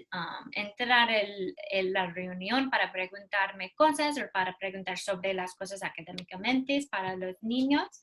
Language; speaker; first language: Spanish; non-native, learner; English